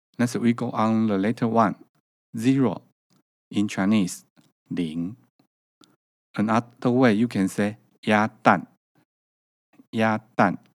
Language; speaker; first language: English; non-native, learner; Chinese